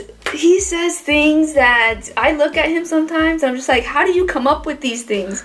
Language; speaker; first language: English; early bilingual, other home language; Spanish